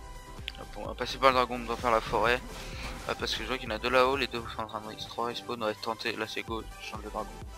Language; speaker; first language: French; native; French